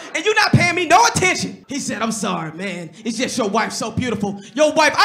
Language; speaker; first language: English; native; English